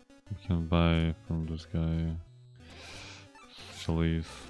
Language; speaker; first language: English; non-native, fluent; Polish